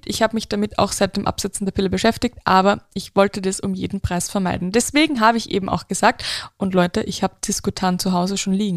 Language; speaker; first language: German; native; German